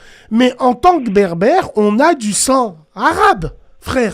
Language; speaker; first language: French; early bilingual, other home language; Arabic